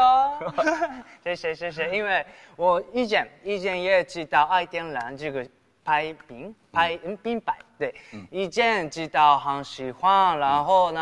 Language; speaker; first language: Chinese; non-native, learner; Japanese